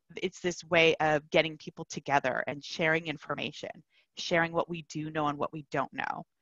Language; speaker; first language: English; native; English